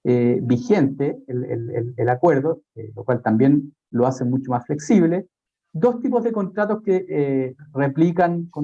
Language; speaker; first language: Spanish; native; Spanish